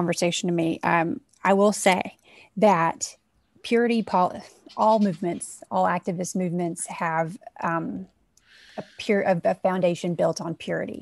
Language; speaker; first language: English; native; English